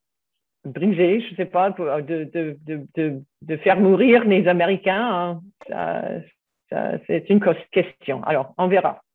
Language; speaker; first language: French; non-native, fluent; English